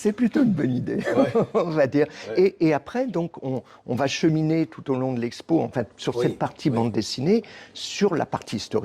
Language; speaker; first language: French; native; French